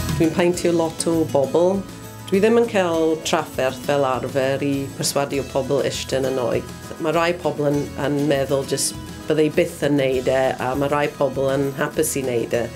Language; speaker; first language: Welsh; non-native, learner; English